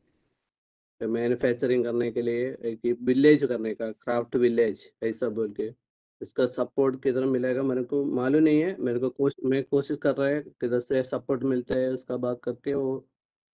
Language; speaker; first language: Hindi; non-native, local second language; Malayalam